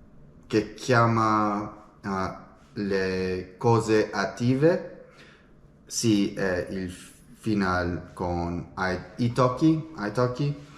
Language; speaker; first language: Italian; non-native, learner; English